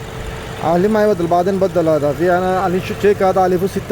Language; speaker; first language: Arabic; non-native, learner; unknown